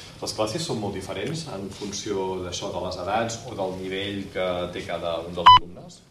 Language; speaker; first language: Catalan; native; Catalan